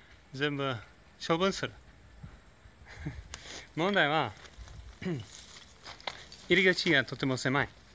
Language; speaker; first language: Japanese; non-native, fluent; English